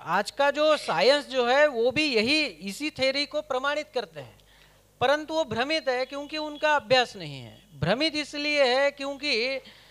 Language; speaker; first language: Hindi; non-native, local second language; Kannada